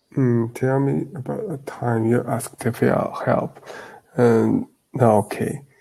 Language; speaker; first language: English; non-native, learner; Chinese